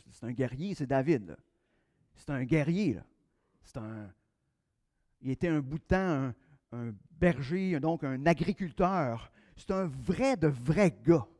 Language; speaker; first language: French; native; French